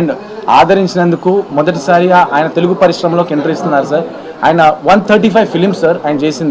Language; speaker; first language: Telugu; native; Telugu